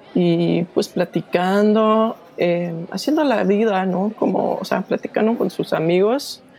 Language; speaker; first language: Spanish; non-native, fluent; Danish